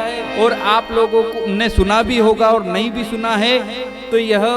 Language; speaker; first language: Hindi; native; Hindi